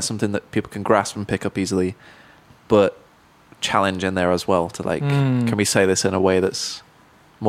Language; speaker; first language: English; native; English